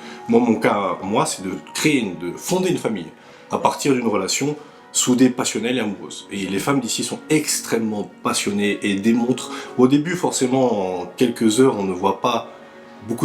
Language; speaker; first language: French; native; French